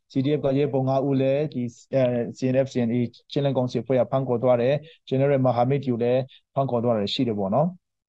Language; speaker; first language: Burmese; non-native, local second language; Hakha Chin